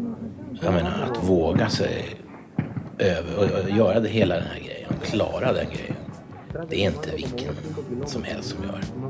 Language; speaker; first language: Swedish; native; Swedish